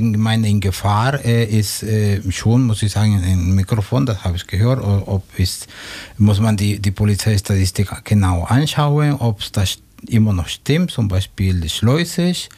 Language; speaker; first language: German; non-native, fluent; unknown